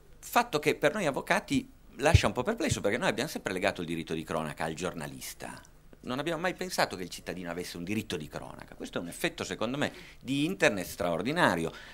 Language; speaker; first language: Italian; native; Italian